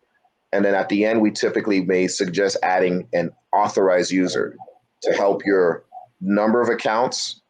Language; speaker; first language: English; native; English